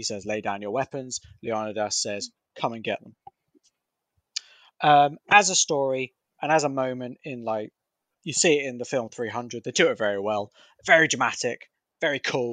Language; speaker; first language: English; native; English